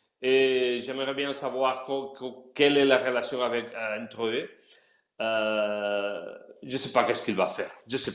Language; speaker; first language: French; non-native, learner; Spanish